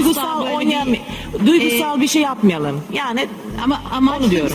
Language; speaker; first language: Turkish; non-native, learner; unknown